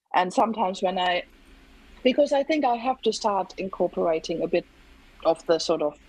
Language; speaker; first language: English; non-native, fluent; German